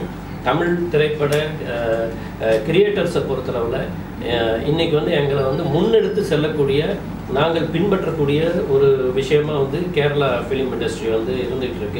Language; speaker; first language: Tamil; native; Tamil